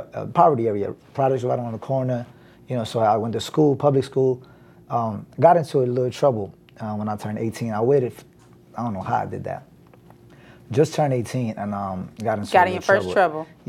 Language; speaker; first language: English; native; English